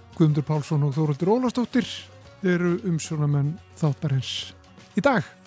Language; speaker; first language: Icelandic; native; Icelandic